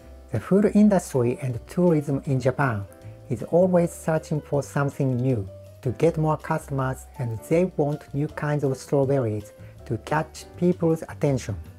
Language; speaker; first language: English; non-native, fluent; Japanese